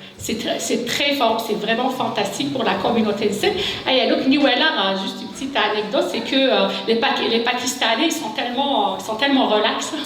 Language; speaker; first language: French; non-native, local second language; Kabyle